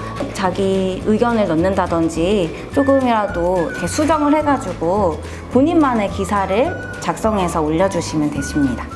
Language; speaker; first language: Korean; native; Korean